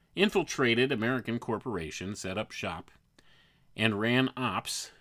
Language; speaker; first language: English; native; English